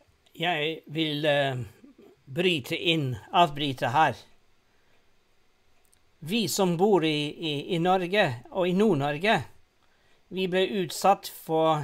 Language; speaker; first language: Norwegian; non-native, fluent; English